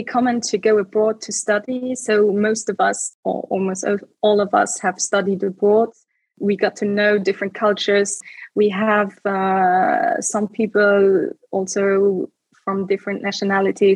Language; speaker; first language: English; non-native, fluent; Luxembourgish